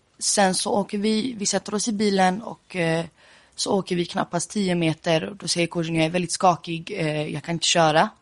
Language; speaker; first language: Swedish; early bilingual, other home language; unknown